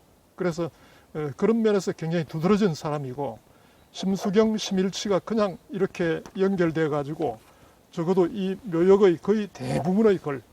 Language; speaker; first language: Korean; native; Korean